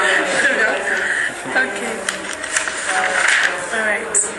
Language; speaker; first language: French; non-native, fluent; English